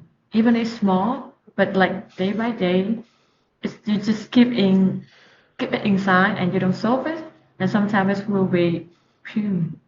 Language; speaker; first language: English; non-native, learner; Vietnamese